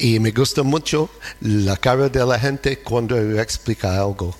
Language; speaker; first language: Spanish; non-native, fluent; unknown